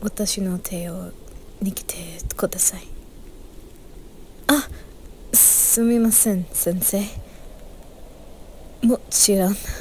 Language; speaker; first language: Japanese; non-native, learner; English